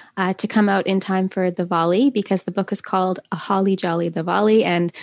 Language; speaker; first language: English; native; English